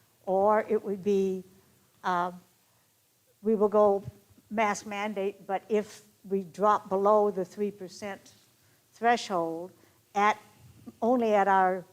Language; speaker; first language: English; native; English